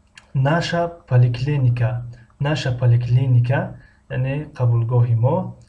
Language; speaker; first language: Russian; non-native, local second language; Tajik